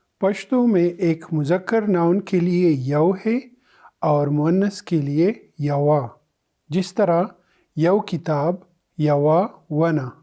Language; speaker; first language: Urdu; non-native, local second language; Pashto